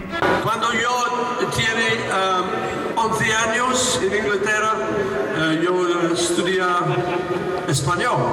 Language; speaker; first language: Spanish; non-native, learner; English